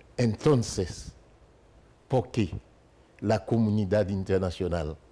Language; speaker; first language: Spanish; non-native, fluent; Haitian Creole